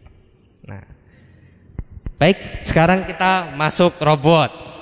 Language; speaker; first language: Indonesian; native; Indonesian